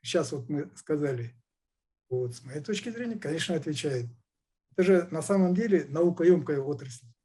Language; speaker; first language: Russian; non-native, local second language; Kazakh